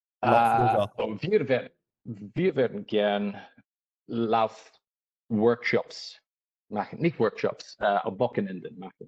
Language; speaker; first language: German; non-native, learner; English